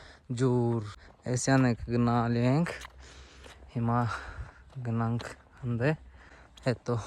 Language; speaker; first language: Armenian; non-native, learner; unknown